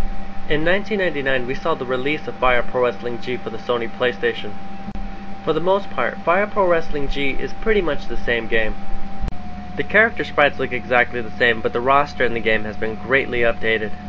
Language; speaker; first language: English; native; English